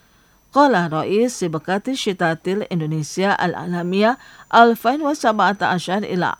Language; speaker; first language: Arabic; non-native, fluent; Indonesian